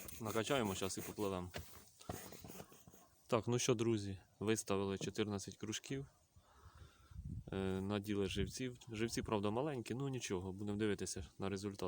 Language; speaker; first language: Ukrainian; native; Ukrainian